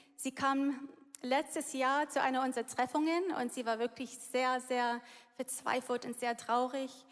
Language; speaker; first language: German; non-native, fluent; English